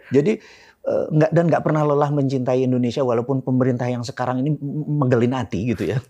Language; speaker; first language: Indonesian; non-native, local second language; Javanese